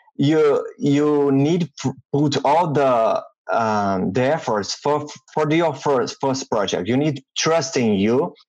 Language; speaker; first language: English; non-native, learner; Portuguese